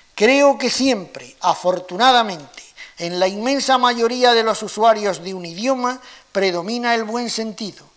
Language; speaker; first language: Spanish; native; Spanish